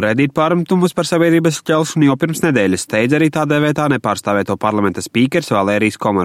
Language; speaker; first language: Latvian; native; Latvian